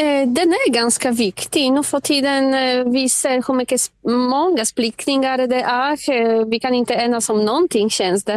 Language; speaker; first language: Swedish; non-native, fluent; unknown